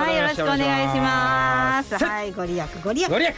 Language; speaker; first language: Japanese; native; Japanese